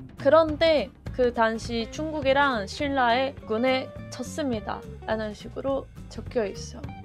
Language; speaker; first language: Korean; non-native, fluent; Japanese